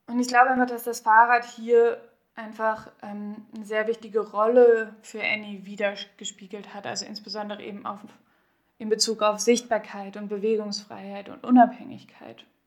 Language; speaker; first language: German; native; German